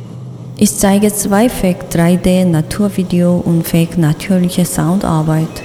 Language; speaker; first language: German; non-native, learner; Korean